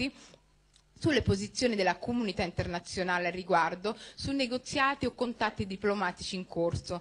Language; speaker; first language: Italian; early bilingual, other home language; Somali